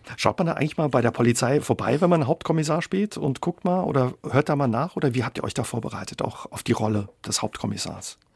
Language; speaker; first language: German; native; German